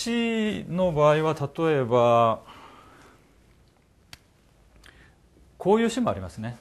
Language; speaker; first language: Japanese; non-native, fluent; Korean